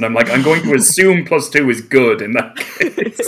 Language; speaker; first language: English; native; English